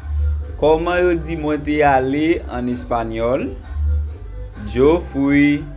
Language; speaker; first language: Spanish; non-native, fluent; Haitian Creole